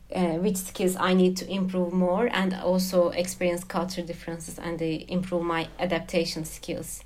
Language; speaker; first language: English; non-native, fluent; Turkish